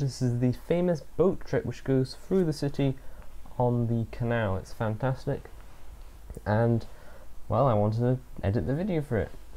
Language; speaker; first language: English; native; English